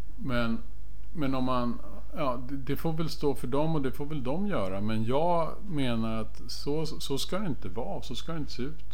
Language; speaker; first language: Swedish; native; Swedish